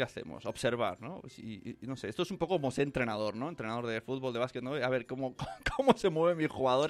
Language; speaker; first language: Spanish; native; Spanish